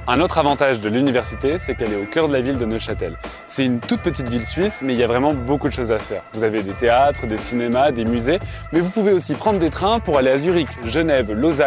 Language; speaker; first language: French; native; French